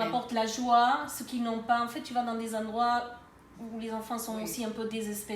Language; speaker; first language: French; native; French